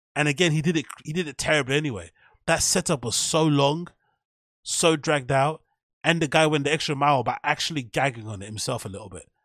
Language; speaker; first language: English; native; English